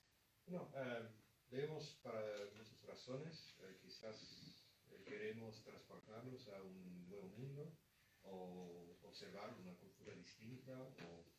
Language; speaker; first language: Spanish; non-native, fluent; English